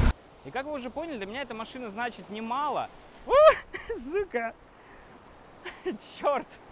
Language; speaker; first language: Russian; native; Russian